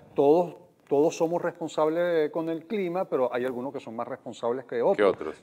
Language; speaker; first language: Spanish; native; Spanish